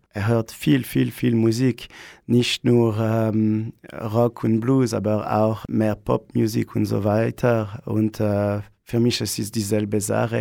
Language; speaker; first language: German; non-native, learner; Italian